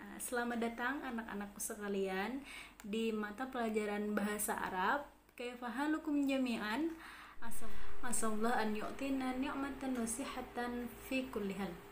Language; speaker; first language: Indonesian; native; Indonesian